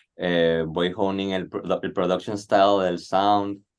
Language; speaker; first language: Spanish; native; Spanish